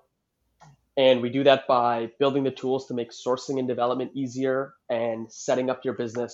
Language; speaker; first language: English; native; English